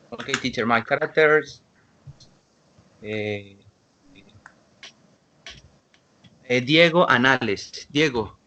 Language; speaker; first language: English; non-native, learner; Spanish